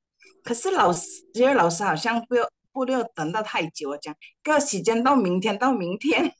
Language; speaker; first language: Chinese; early bilingual, heritage; Chinese